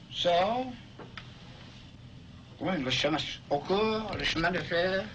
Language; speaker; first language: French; non-native, learner; English